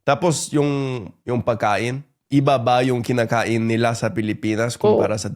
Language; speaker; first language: Filipino; non-native, fluent; English